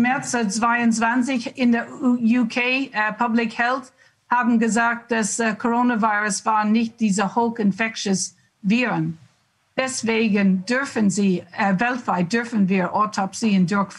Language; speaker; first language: German; non-native, learner; English